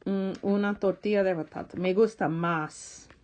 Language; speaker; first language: Spanish; non-native, fluent; English